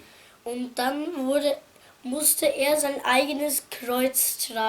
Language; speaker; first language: German; non-native, fluent; Arabic